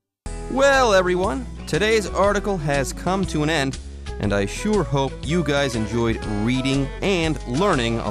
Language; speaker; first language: English; native; English